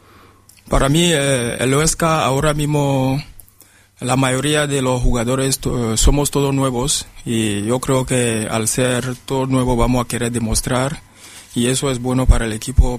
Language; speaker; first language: Spanish; non-native, fluent; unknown